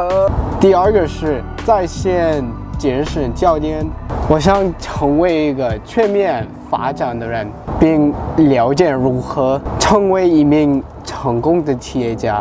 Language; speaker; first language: Chinese; non-native, learner; English